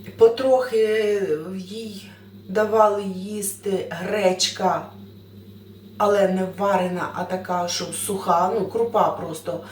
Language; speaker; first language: Ukrainian; native; Ukrainian